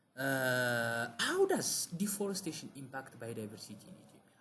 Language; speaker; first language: English; non-native, local second language; Amharic